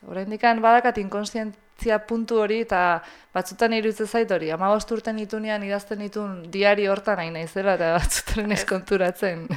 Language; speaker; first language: Basque; native; Basque